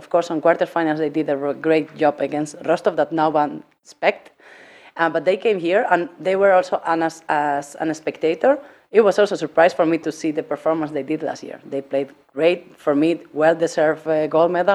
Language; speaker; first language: English; non-native, fluent; Spanish